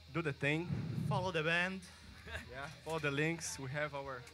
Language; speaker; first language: English; non-native, fluent; Portuguese